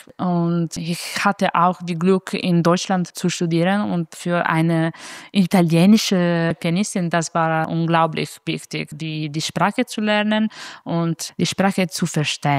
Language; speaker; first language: German; non-native, fluent; Italian